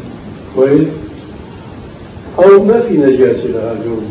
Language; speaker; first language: Arabic; native; Arabic